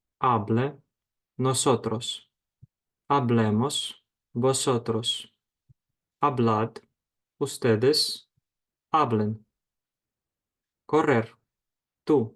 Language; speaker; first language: Spanish; non-native, fluent; Ukrainian